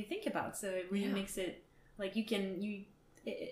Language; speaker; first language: English; non-native, fluent; French